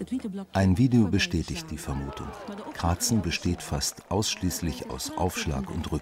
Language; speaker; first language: German; native; German